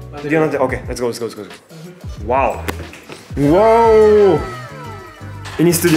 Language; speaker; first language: Indonesian; non-native, learner; Japanese